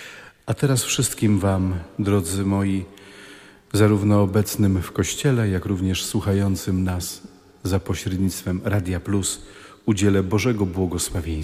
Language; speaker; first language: Polish; native; Polish